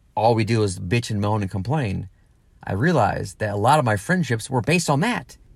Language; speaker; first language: English; native; English